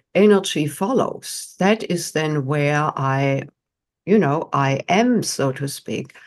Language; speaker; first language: English; non-native, fluent; German